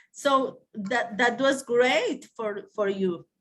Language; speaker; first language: English; non-native, learner; Spanish